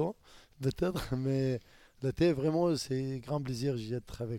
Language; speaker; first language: French; non-native, learner; Arabic